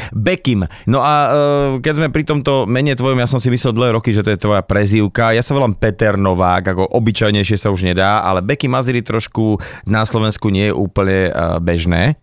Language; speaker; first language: Slovak; native; Slovak